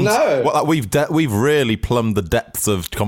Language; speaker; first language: English; native; English